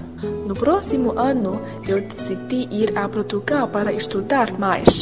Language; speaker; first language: Portuguese; non-native, learner; Chinese